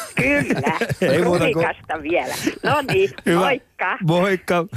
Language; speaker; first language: Finnish; native; Finnish